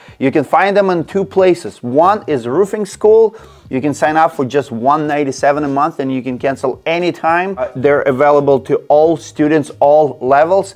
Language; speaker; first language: English; non-native, fluent; Russian